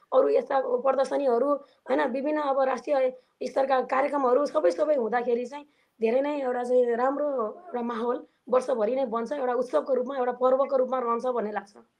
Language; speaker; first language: Nepali; native; Nepali